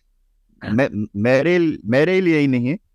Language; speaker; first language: Hindi; non-native, learner; English